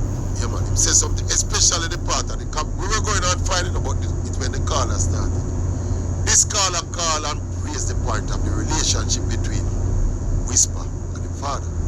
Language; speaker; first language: English; non-native, local second language; Jamaican Creole English